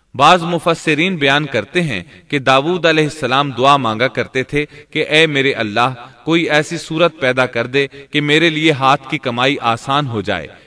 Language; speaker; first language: Urdu; native; Urdu